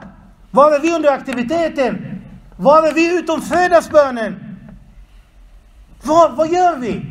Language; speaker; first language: Swedish; non-native, fluent; Arabic